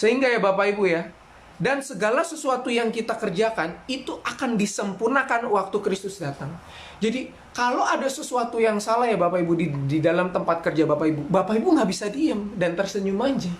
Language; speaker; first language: Indonesian; native; Indonesian